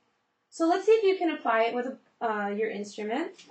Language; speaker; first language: English; native; English